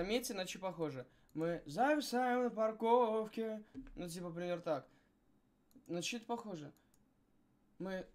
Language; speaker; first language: Russian; native; Russian